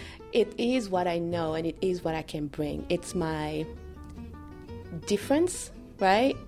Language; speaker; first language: English; non-native, fluent; French